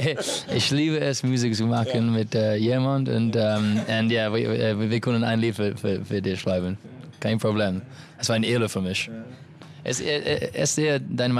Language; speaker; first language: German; non-native, learner; English